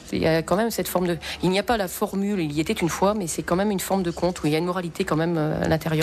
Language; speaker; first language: French; native; French